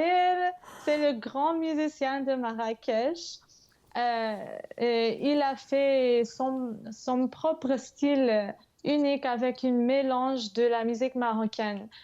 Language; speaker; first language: French; non-native, fluent; English